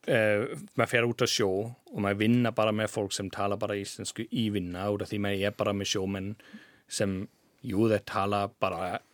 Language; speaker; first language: Icelandic; non-native, fluent; German